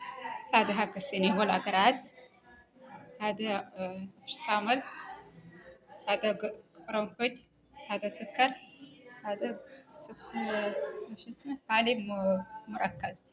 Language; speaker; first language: Arabic; non-native, fluent; Amharic